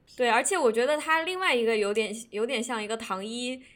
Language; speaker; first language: Chinese; native; Chinese